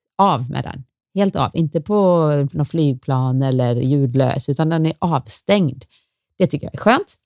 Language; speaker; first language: Swedish; native; Swedish